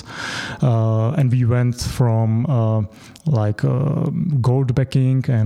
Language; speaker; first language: English; non-native, fluent; Czech